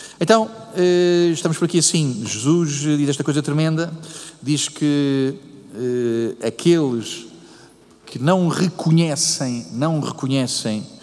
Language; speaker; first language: Portuguese; native; Portuguese